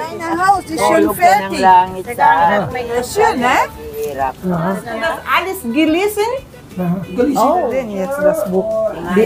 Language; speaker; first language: German; non-native, learner; Filipino